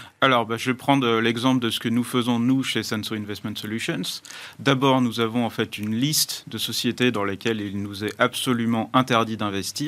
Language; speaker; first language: French; native; French